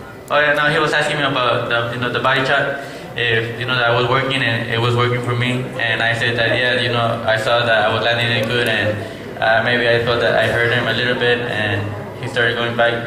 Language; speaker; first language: English; non-native, fluent; Spanish